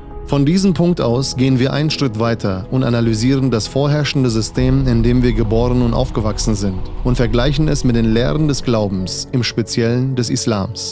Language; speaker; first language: German; native; German